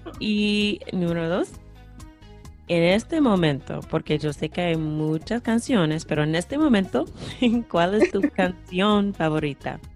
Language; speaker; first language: Spanish; non-native, fluent; English